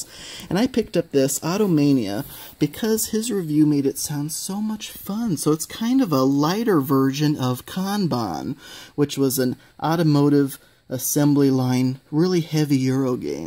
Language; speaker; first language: English; native; English